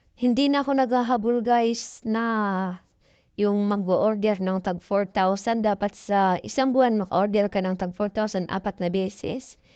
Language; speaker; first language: Filipino; non-native, local second language; Cebuano